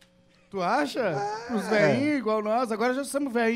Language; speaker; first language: Portuguese; native; Portuguese